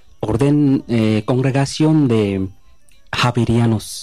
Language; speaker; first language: Spanish; non-native, learner; Bangla